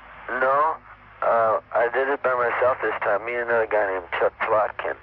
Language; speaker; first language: English; native; English